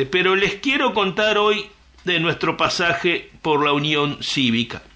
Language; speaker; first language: Spanish; native; Spanish